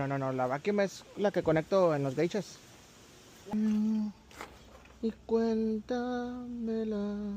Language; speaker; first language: Spanish; native; Spanish